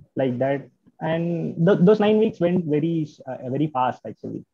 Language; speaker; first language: English; non-native, local second language; Tamil